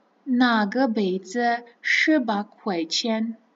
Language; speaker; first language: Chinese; non-native, fluent; Kazakh